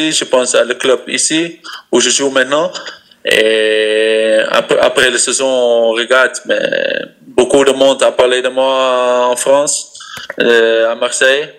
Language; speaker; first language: French; non-native, learner; Dutch